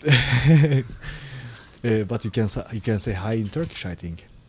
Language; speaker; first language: English; non-native, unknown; Turkish